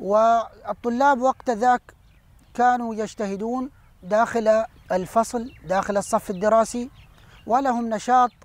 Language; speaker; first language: Arabic; non-native, fluent; Urdu